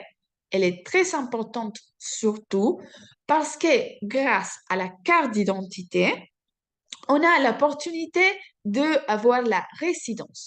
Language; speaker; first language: French; non-native, fluent; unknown